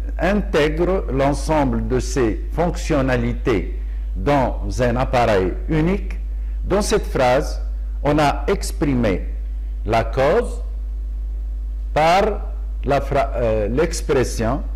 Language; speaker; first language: French; non-native, local second language; Arabic